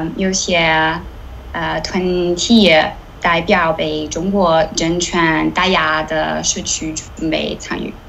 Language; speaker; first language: Chinese; non-native, learner; Italian